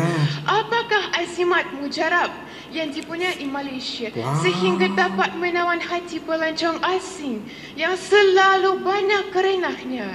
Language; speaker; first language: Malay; non-native, learner; Russian